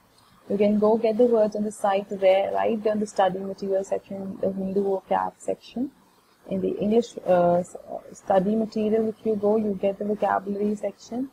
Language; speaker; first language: English; non-native, local second language; Hindi